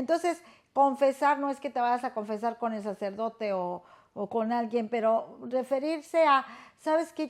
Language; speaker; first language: Spanish; native; Spanish